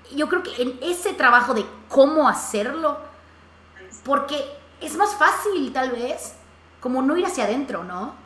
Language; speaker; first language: Spanish; native; Spanish